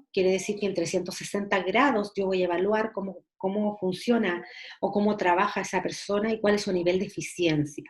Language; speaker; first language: Spanish; native; Spanish